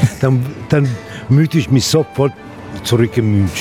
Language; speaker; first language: German; non-native, learner; Italian